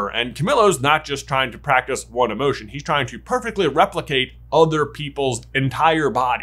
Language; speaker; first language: English; native; English